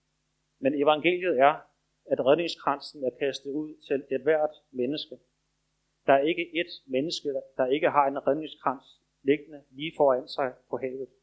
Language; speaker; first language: Danish; native; Danish